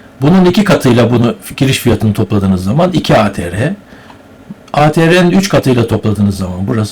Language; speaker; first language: Turkish; native; Turkish